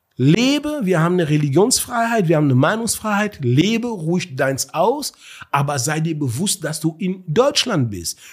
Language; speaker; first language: German; early bilingual, other home language; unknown